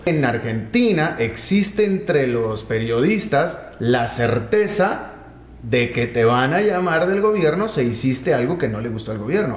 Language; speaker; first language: Spanish; native; Spanish